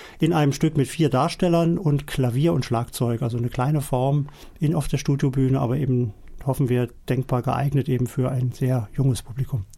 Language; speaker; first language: German; native; German